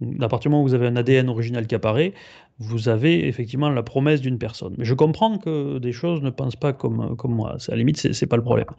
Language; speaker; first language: French; native; French